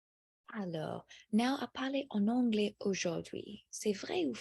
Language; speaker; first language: French; non-native, fluent; English